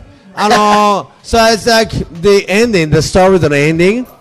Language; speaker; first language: English; non-native, learner; Japanese